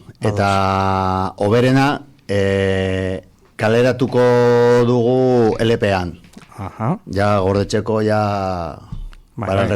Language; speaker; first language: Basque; non-native, local second language; Spanish